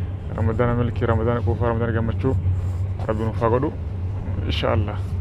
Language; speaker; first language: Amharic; non-native, local second language; Oromo